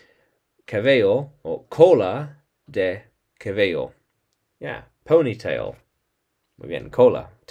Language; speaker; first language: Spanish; non-native, learner; English